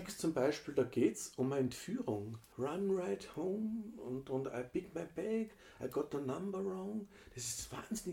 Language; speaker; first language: German; native; German